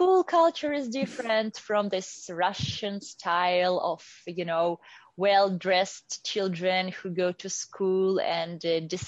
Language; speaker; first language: English; non-native, fluent; Russian